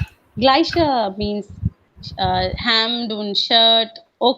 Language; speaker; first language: German; non-native, learner; Hindi